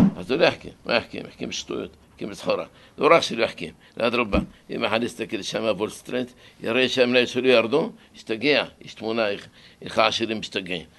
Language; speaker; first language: Hebrew; non-native, fluent; Arabic